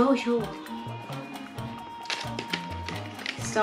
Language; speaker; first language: English; non-native, learner; Thai